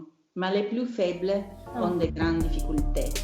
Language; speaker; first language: French; non-native, learner; Italian